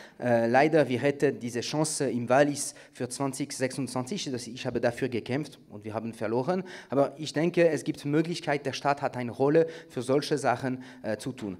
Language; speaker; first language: German; non-native, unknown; French